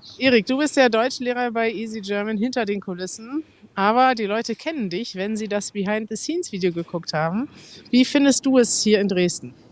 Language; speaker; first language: German; native; German